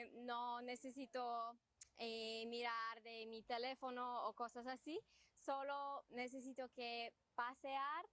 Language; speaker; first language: Spanish; non-native, learner; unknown